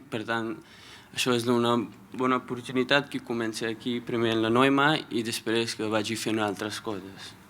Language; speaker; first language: Catalan; non-native, fluent; Punjabi